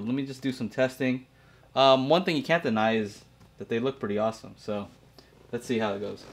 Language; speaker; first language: English; native; English